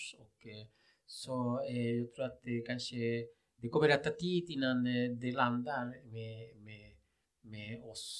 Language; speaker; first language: Swedish; non-native, fluent; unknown